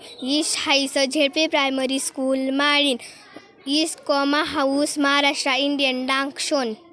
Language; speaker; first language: German; non-native, learner; Marathi